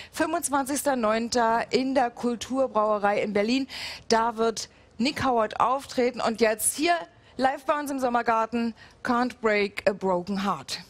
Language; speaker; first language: German; native; German